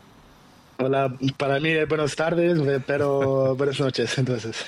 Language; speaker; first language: Spanish; non-native, learner; Portuguese